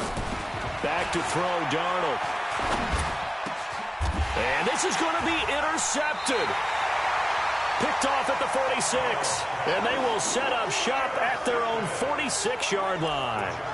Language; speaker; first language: English; native; English